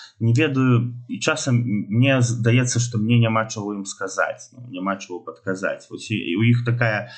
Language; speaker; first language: Belarusian; non-native, local second language; Russian